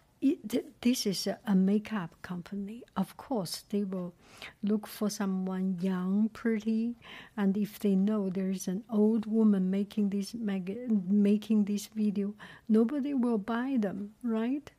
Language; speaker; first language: English; non-native, fluent; Chinese